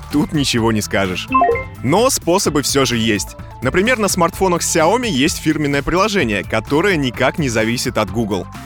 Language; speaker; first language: Russian; native; Russian